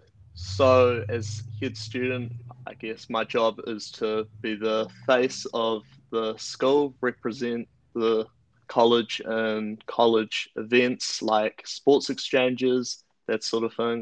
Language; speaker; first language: English; native; English